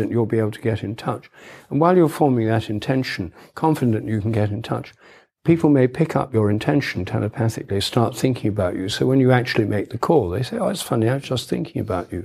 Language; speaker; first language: English; native; English